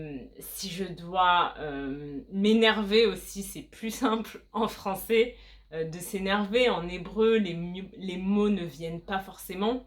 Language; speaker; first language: French; native; French